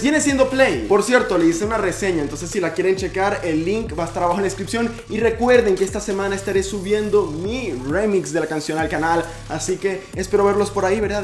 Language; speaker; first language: Spanish; native; Spanish